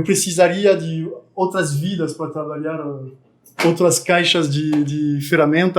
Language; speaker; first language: Portuguese; non-native, fluent; French